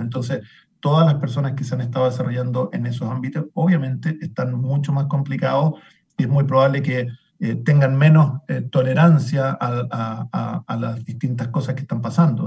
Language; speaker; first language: Spanish; native; Spanish